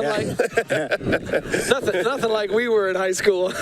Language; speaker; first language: English; native; English